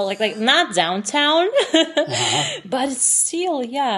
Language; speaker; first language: English; non-native, fluent; Turkmen